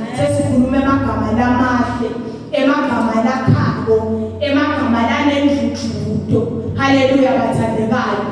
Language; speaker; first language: Zulu; non-native, local second language; Swati